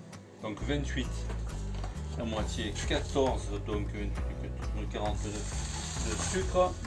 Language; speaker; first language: French; native; French